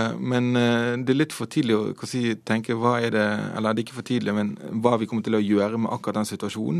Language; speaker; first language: Norwegian; native; Norwegian